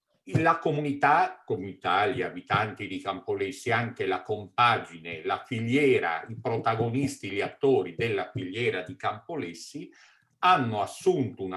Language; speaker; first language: Italian; native; Italian